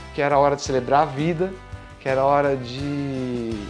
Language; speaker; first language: Portuguese; native; Portuguese